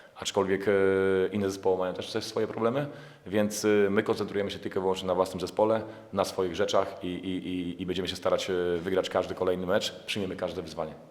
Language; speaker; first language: Polish; native; Polish